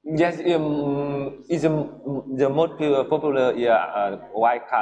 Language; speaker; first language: English; non-native, learner; Vietnamese